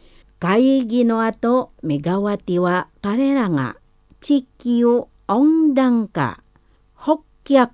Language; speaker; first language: Japanese; non-native, learner; Indonesian